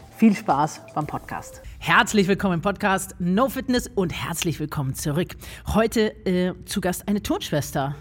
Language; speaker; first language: German; native; German